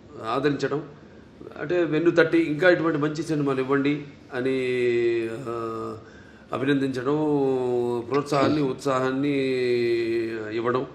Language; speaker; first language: Telugu; native; Telugu